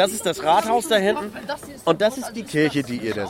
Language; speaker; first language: German; native; German